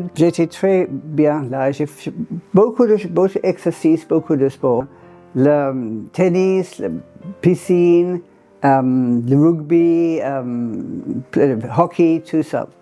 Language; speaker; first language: French; non-native, fluent; English